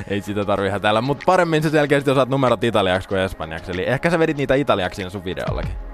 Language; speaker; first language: Finnish; native; Finnish